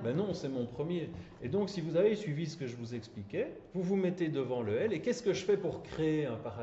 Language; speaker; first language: French; native; French